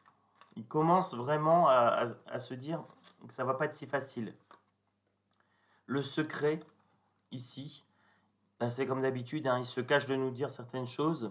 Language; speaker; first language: French; native; French